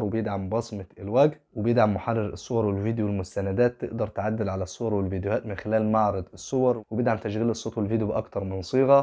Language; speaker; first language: Arabic; native; Arabic